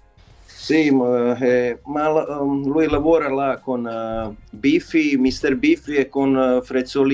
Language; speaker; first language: Italian; non-native, fluent; Serbian